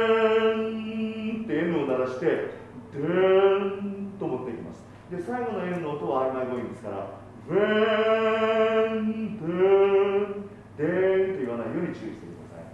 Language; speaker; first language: Japanese; native; Japanese